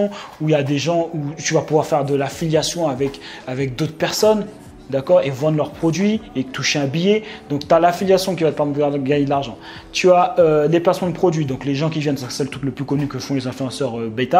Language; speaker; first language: French; native; French